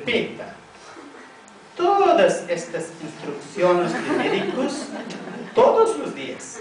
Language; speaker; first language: Spanish; non-native, fluent; Tamil